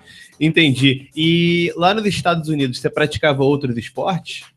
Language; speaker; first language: Portuguese; native; Portuguese